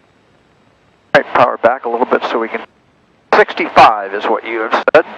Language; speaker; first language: English; native; English